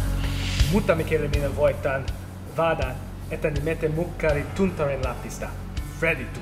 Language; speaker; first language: Finnish; non-native, learner; English